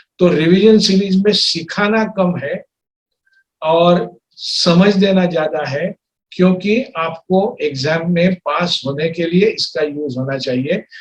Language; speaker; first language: Hindi; non-native, local second language; Marathi